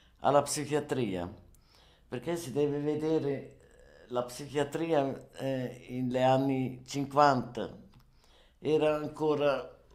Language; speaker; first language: Italian; non-native, learner; German